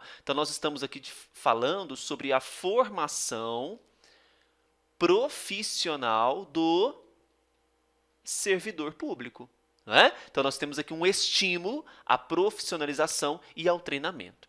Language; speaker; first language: Portuguese; native; Portuguese